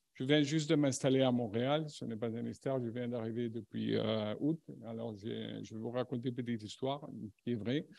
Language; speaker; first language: French; non-native, fluent; Spanish